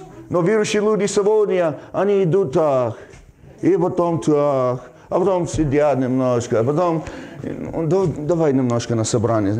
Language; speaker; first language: Russian; non-native, fluent; English